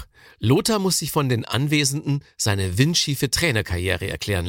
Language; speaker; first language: German; native; German